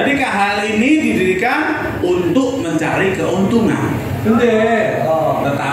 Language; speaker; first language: Indonesian; native; Indonesian